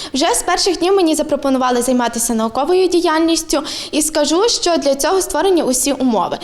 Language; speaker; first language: Ukrainian; native; Ukrainian